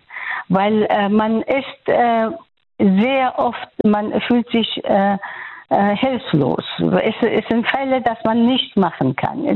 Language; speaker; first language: German; non-native, fluent; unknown